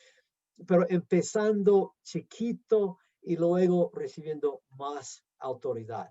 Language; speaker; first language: Spanish; non-native, fluent; English